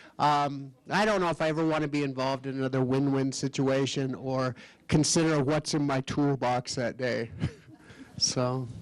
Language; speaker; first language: English; native; English